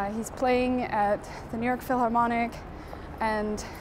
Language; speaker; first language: English; native; English